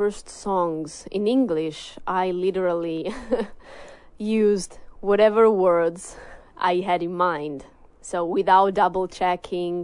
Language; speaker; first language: English; non-native, fluent; Italian